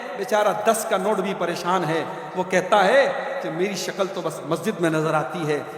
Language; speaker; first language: Urdu; native; Urdu